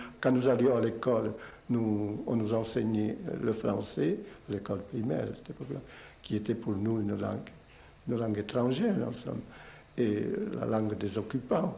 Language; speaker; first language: French; non-native, local second language; Occitan